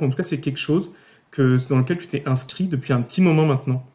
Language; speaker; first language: French; native; French